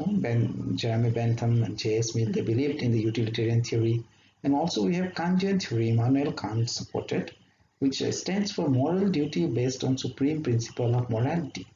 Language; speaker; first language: English; non-native, local second language; Assamese